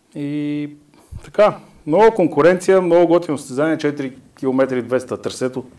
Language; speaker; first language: Bulgarian; native; Bulgarian